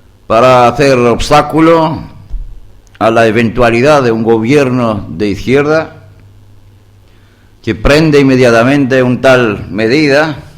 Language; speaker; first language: Spanish; non-native, learner; Greek